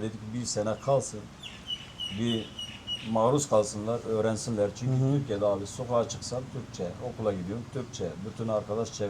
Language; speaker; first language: Turkish; native; Turkish